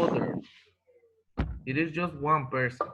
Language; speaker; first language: English; non-native, fluent; Spanish